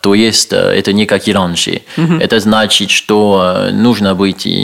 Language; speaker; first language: Russian; non-native, learner; French